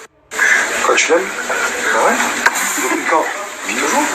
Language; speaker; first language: French; native; French